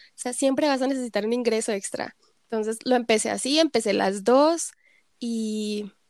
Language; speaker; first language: Spanish; native; Spanish